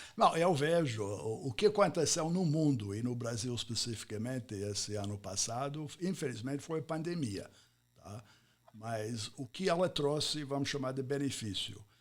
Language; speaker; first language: Portuguese; non-native, fluent; English